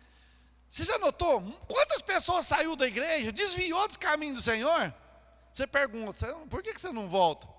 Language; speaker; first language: Portuguese; native; Portuguese